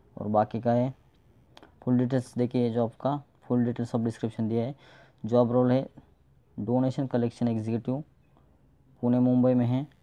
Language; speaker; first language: Hindi; non-native, local second language; Marathi